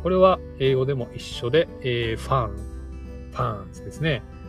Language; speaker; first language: Japanese; native; Japanese